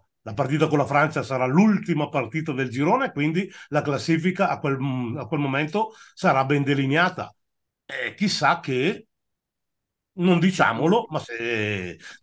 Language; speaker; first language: Italian; native; Italian